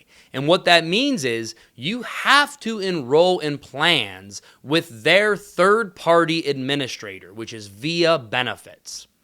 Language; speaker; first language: English; native; English